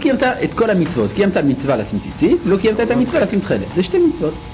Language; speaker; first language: Hebrew; native; Hebrew